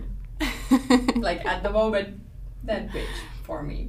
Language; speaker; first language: English; non-native, fluent; Finnish